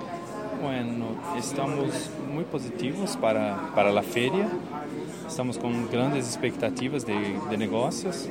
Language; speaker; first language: Spanish; non-native, learner; Portuguese